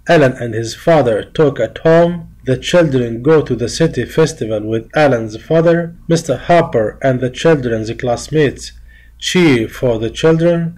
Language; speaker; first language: English; non-native, fluent; Arabic